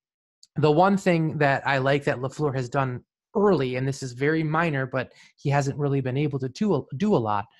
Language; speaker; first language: English; native; English